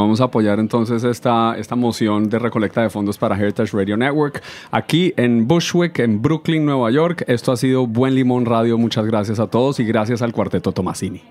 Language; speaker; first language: Spanish; native; Spanish